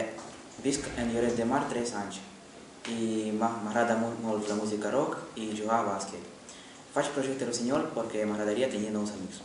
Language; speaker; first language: Catalan; non-native, learner; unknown